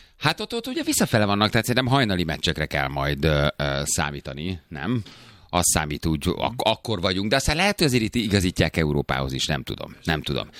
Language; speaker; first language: Hungarian; native; Hungarian